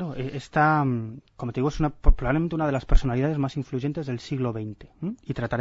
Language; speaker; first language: Spanish; native; Spanish